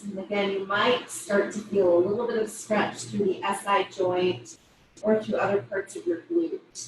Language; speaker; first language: English; native; English